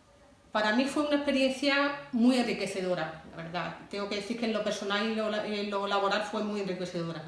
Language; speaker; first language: Spanish; native; Spanish